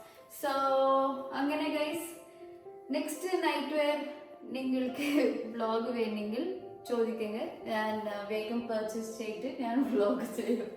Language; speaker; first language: Malayalam; non-native, local second language; Kannada